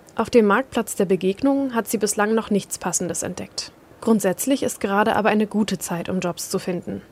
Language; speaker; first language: German; native; German